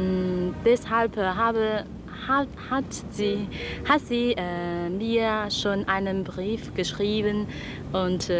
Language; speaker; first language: German; non-native, learner; Chinese